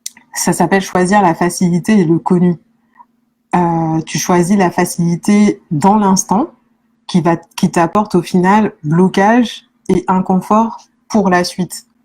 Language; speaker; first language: French; native; French